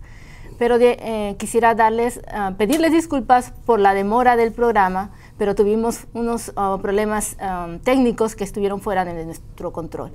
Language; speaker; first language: Spanish; native; Spanish